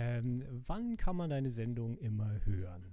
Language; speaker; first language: German; native; German